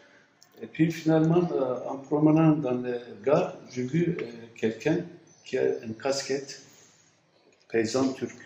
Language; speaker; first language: French; non-native, fluent; Turkish